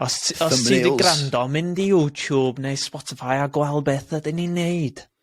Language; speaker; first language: Welsh; non-native, local second language; English